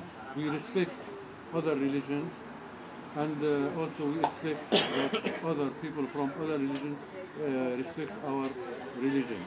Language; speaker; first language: English; non-native, learner; Arabic